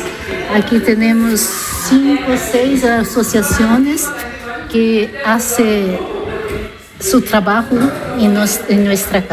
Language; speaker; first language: Spanish; non-native, learner; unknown